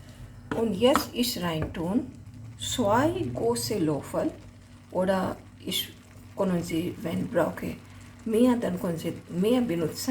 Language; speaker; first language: German; non-native, learner; Hindi